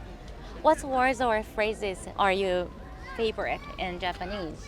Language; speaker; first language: English; non-native, learner; Japanese